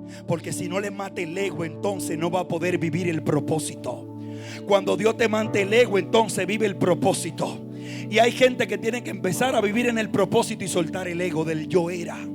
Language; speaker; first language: Spanish; native; Spanish